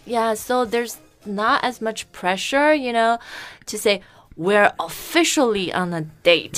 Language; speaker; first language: English; non-native, fluent; Chinese